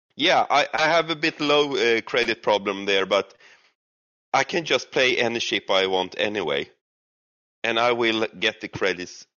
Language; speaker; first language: English; non-native, fluent; Swedish